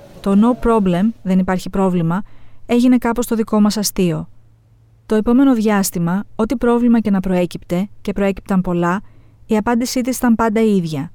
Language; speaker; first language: Greek; native; Greek